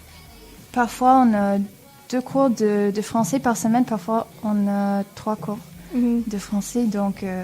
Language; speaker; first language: French; non-native, learner; English